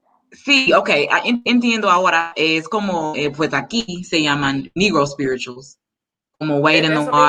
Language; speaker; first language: Spanish; non-native, learner; English